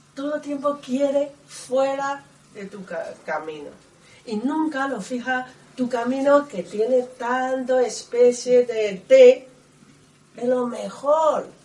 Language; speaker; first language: Spanish; non-native, learner; Chinese